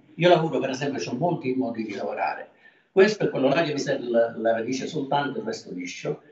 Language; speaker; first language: Italian; native; Italian